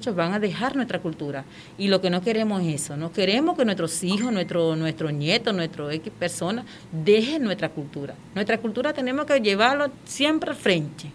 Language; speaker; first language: Spanish; non-native, local second language; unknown